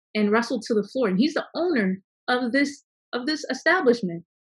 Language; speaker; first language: English; native; English